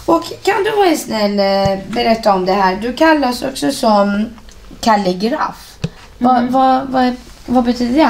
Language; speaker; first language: Swedish; non-native, fluent; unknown